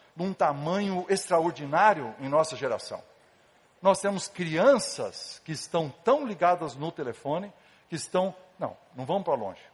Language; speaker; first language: Portuguese; native; Portuguese